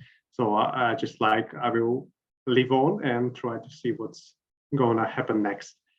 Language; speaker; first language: English; non-native, fluent; Russian